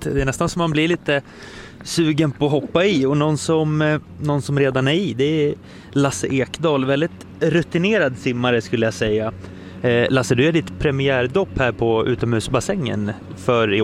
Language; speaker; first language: Swedish; native; Swedish